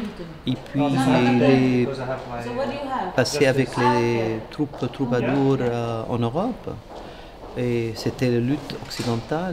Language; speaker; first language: French; non-native, local second language; Arabic